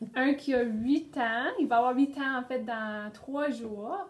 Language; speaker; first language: French; native; French